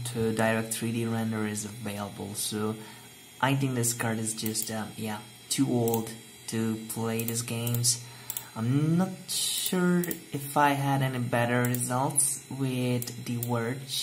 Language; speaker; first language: English; non-native, fluent; Hungarian